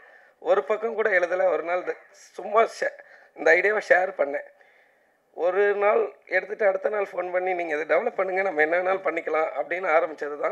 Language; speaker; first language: Tamil; native; Tamil